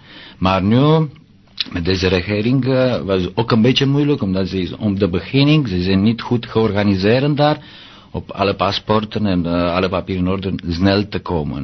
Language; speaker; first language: Dutch; non-native, learner; Romanian